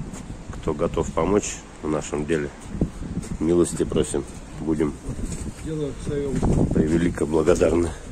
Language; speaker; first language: Russian; native; Russian